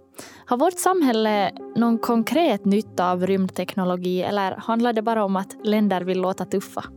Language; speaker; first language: Swedish; native; Swedish